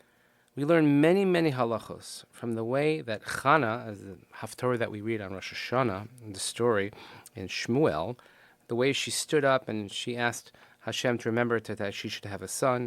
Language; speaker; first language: English; native; English